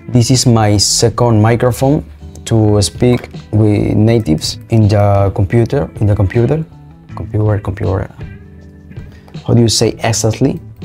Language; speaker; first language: English; non-native, learner; Spanish